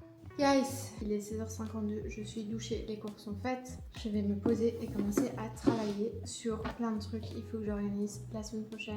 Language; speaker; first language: French; native; French